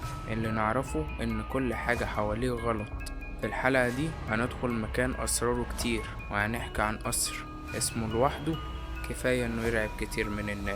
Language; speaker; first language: Arabic; native; Arabic